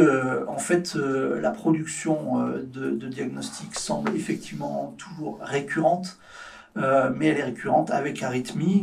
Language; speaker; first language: French; native; French